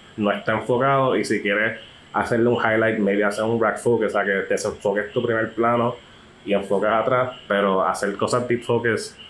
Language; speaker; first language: Spanish; native; Spanish